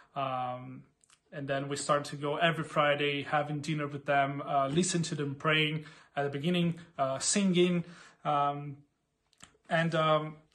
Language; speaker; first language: English; non-native, fluent; Portuguese